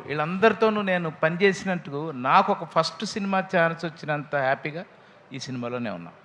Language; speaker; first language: Telugu; native; Telugu